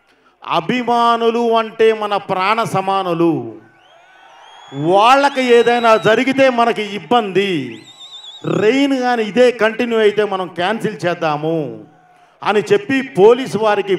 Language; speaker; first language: Telugu; native; Telugu